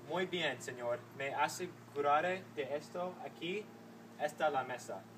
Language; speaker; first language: Spanish; non-native, learner; English